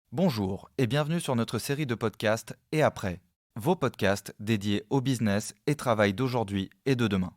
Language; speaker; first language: French; native; French